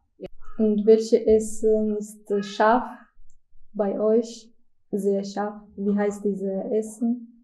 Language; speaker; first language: German; non-native, learner; Georgian